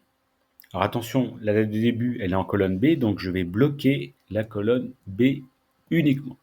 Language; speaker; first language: French; native; French